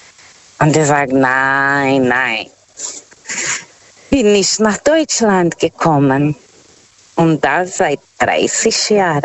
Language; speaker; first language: German; non-native, fluent; Portuguese